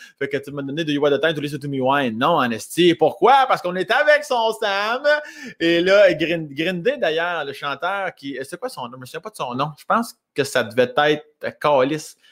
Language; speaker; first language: French; native; French